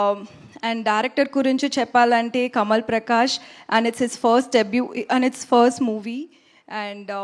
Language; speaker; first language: Telugu; non-native, learner; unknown